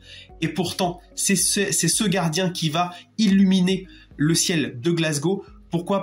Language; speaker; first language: French; native; French